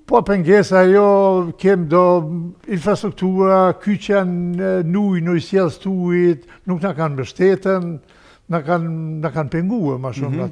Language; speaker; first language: Albanian; native; Albanian